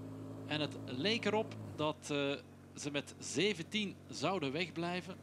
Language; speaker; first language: Dutch; native; Dutch